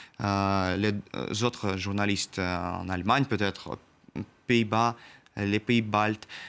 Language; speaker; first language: French; non-native, learner; Russian